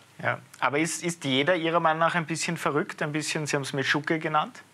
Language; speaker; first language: German; native; German